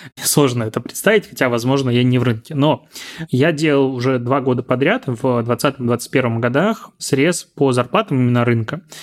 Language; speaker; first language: Russian; native; Russian